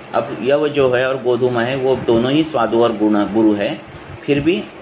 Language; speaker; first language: Hindi; non-native, local second language; Marathi